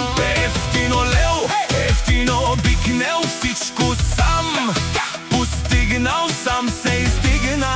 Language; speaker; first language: Bulgarian; non-native, local second language; Romany